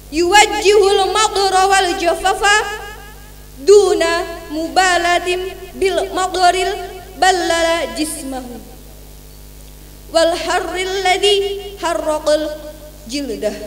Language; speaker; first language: Arabic; non-native, learner; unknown